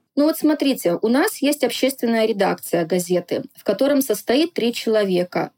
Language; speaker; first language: Russian; non-native, local second language; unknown